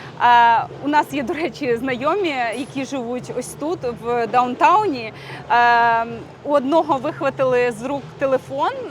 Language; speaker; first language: Ukrainian; native; Ukrainian